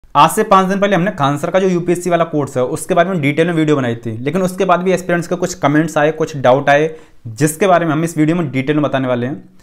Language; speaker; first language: Hindi; native; Hindi